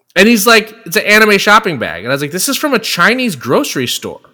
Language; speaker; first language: English; native; English